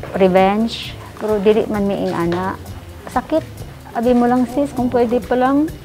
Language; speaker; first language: Cebuano; non-native, local second language; Hiligaynon